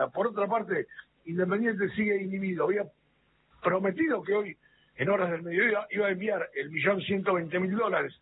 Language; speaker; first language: Spanish; native; Spanish